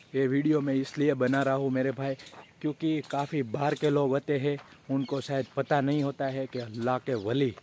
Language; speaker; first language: Hindi; non-native, local second language; Gujarati